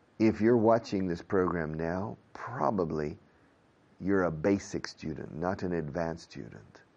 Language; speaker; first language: English; non-native, fluent; Spanish